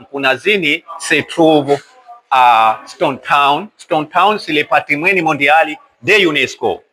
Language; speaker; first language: French; non-native, learner; Swahili